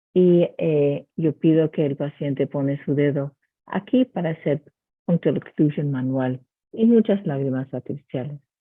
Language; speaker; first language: Spanish; early bilingual, heritage; Spanish